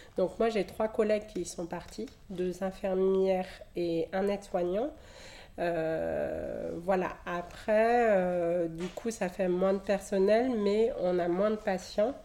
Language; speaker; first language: French; native; French